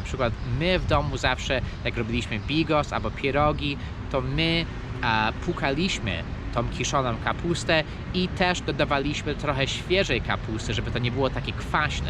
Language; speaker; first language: Polish; early bilingual, heritage; Polish